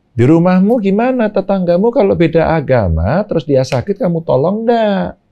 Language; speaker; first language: Indonesian; non-native, local second language; Javanese